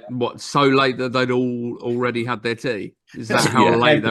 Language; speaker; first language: English; native; English